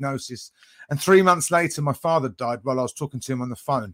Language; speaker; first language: English; native; English